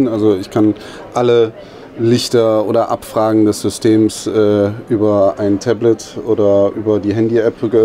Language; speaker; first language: German; native; German